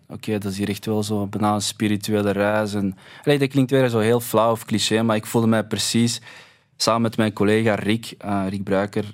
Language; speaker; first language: Dutch; early bilingual, other home language; Arabic